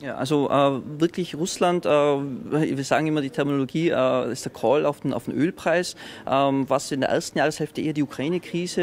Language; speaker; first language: German; native; German